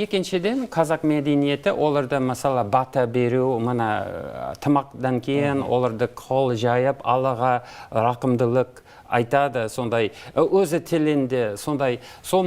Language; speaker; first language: Kazakh; non-native, learner; English